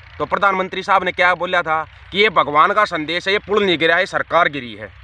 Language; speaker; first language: Hindi; non-native, local second language; Punjabi